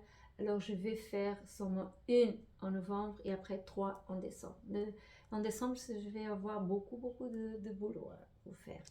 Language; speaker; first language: French; non-native, fluent; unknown